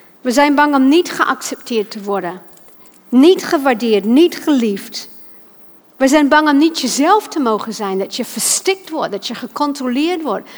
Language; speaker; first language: Dutch; non-native, fluent; English